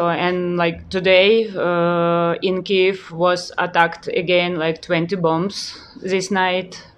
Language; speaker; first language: English; non-native, learner; Ukrainian